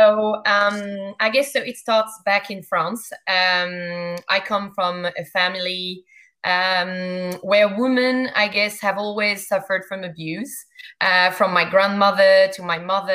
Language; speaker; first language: English; non-native, fluent; French